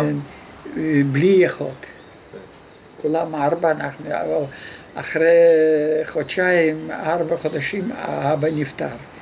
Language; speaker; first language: Hebrew; non-native, fluent; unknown